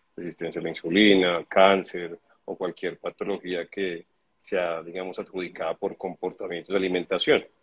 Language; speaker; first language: Spanish; native; Spanish